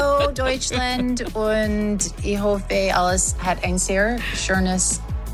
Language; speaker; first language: German; non-native, learner; English